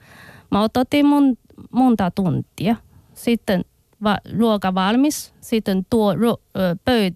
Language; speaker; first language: Finnish; non-native, learner; Chinese